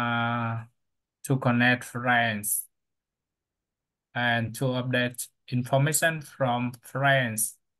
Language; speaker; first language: English; non-native, learner; Vietnamese